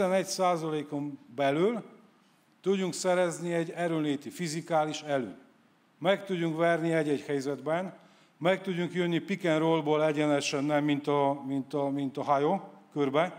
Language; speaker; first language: Hungarian; non-native, fluent; Polish